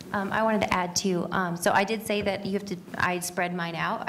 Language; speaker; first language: English; native; English